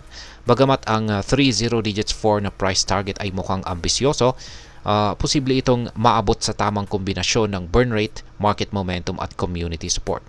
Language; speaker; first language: Filipino; native; Filipino